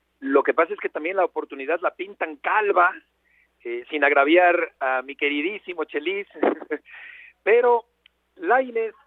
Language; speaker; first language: Spanish; native; Spanish